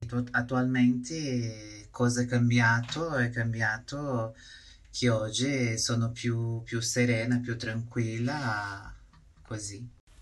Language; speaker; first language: Italian; non-native, fluent; Portuguese